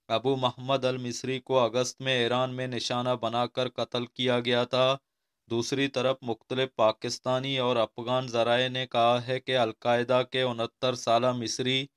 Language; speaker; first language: Urdu; non-native, local second language; Baluchi